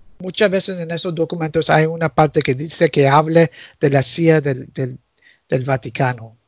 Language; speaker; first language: Spanish; early bilingual, heritage; Spanish